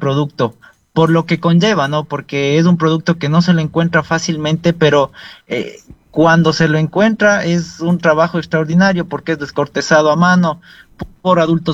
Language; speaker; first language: Spanish; native; Spanish